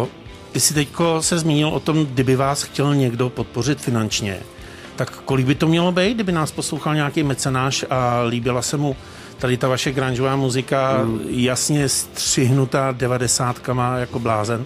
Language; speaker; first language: Czech; native; Czech